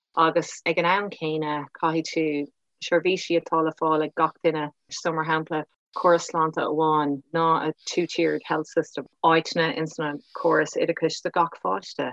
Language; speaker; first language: Irish; non-native, local second language; English